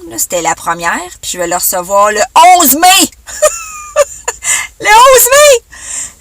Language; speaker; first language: French; native; French